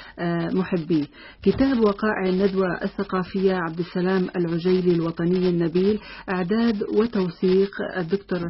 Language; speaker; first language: Arabic; native; Arabic